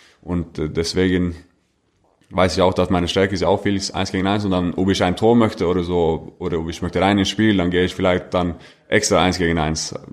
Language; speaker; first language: German; non-native, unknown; Norwegian